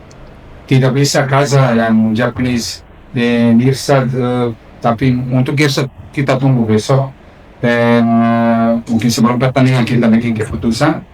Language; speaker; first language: Indonesian; non-native, fluent; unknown